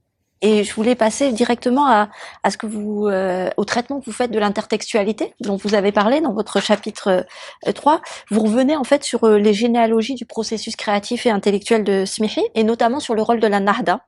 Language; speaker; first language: French; native; French